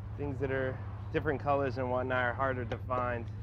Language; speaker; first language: English; native; English